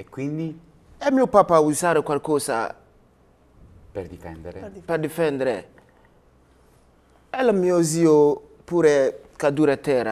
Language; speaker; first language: Italian; non-native, learner; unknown